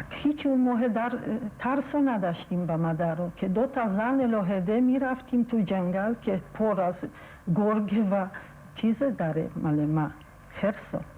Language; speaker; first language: Persian; non-native, fluent; Polish